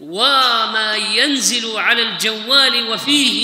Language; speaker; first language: Arabic; native; Arabic